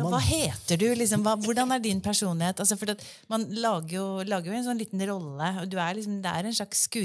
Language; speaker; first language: Norwegian; native; Norwegian